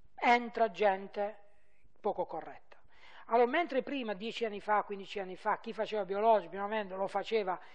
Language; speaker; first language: Italian; native; Italian